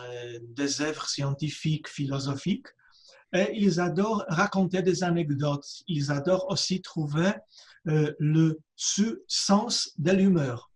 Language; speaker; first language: French; non-native, fluent; Polish